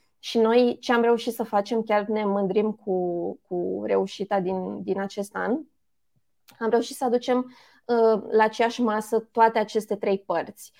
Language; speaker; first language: Romanian; native; Romanian